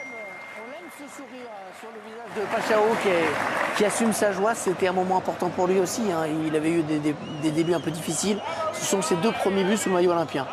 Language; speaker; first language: French; native; French